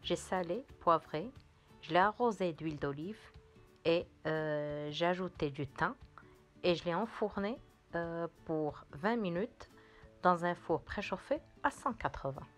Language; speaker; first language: French; non-native, local second language; Arabic